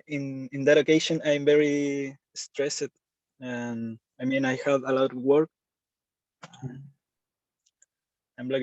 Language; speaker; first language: English; non-native, learner; Spanish